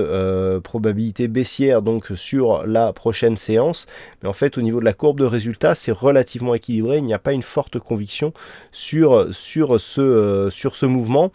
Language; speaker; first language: French; native; French